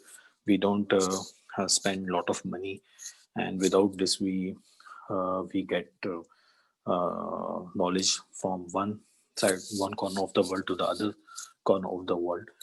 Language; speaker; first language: English; non-native, learner; Urdu